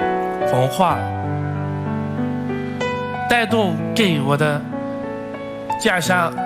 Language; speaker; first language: Chinese; non-native, fluent; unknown